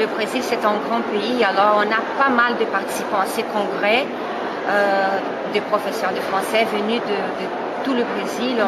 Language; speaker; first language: French; non-native, fluent; Portuguese